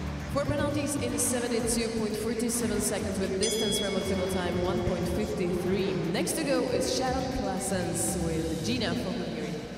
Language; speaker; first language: English; non-native, fluent; Slovak